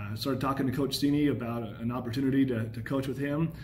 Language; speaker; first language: English; native; English